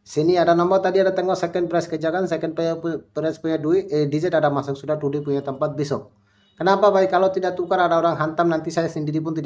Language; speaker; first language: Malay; non-native, local second language; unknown